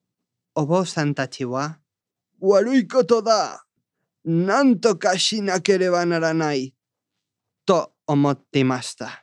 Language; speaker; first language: Japanese; non-native, learner; Spanish